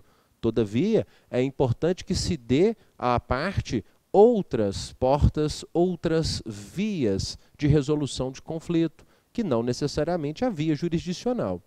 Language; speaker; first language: Portuguese; native; Portuguese